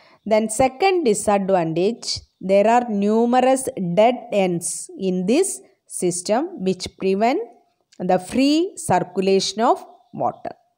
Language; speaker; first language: English; non-native, local second language; Malayalam